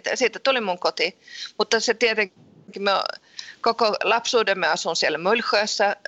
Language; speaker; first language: Finnish; early bilingual, heritage; Finnish